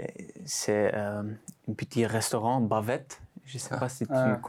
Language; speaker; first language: French; non-native, local second language; Dutch